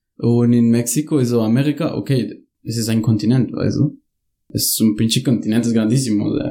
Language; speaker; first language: German; non-native, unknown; Spanish